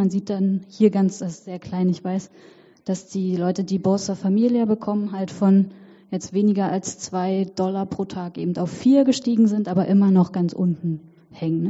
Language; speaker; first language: German; native; German